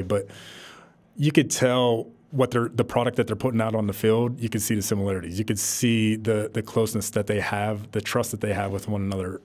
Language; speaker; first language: English; native; English